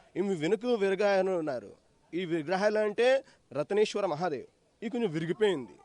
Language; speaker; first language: Telugu; non-native, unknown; Hindi